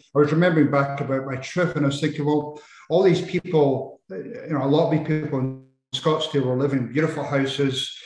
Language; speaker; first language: English; native; English